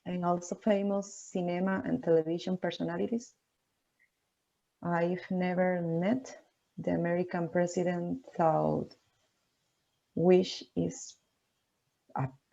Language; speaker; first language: English; non-native, learner; Spanish